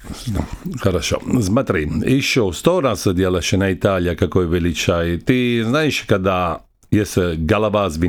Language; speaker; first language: Russian; non-native, learner; Italian